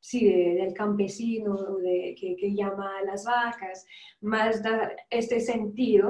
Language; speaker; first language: Spanish; non-native, fluent; French